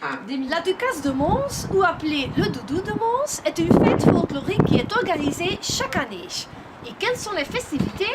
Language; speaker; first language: French; non-native, learner; Dutch